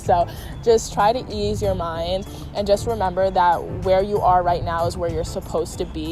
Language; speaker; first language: English; native; English